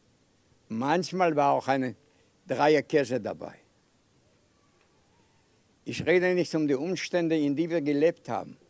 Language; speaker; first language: German; non-native, fluent; Yiddish